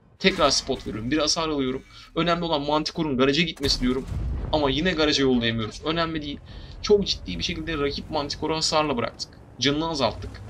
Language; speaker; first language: Turkish; native; Turkish